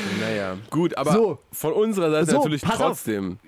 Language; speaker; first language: German; native; German